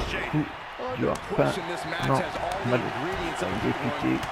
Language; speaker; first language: French; native; French